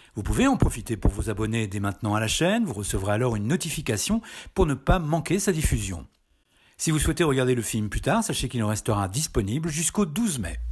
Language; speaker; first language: French; native; French